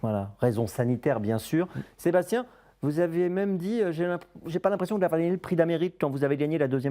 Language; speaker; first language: French; native; French